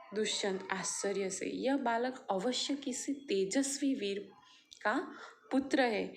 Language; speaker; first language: Hindi; non-native, local second language; Gujarati